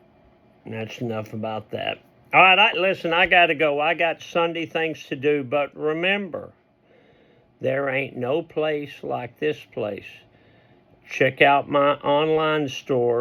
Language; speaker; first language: English; native; English